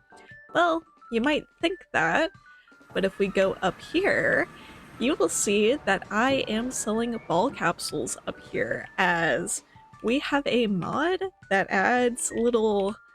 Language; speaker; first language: English; native; English